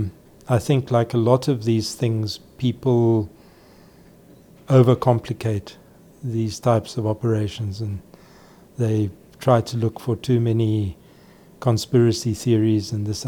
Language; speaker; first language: English; native; English